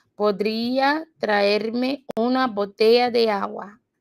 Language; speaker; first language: Spanish; non-native, learner; English